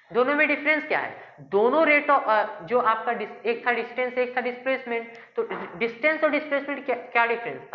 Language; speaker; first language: Hindi; native; Hindi